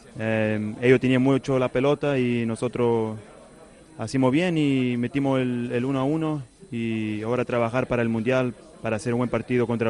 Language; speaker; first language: Spanish; early bilingual, heritage; Spanish